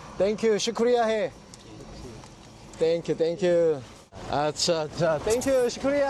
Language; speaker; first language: Korean; native; Korean